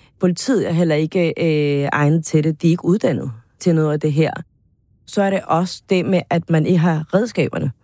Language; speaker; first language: Danish; non-native, fluent; Spanish